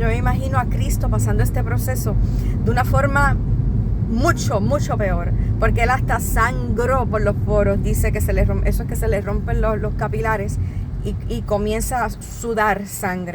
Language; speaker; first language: Spanish; native; Spanish